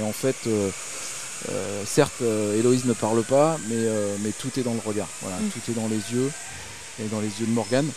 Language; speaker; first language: French; native; French